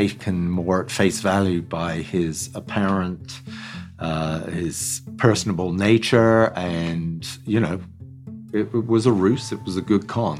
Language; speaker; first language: English; native; English